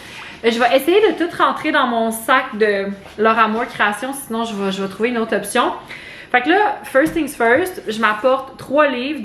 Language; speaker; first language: French; native; French